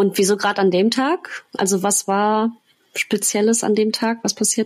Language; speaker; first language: German; native; German